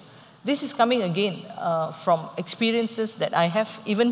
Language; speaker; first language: English; non-native, local second language; Tamil